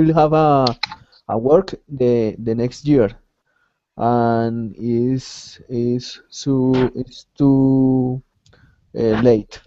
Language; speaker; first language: English; non-native, learner; Spanish